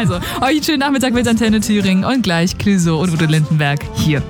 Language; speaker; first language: German; native; German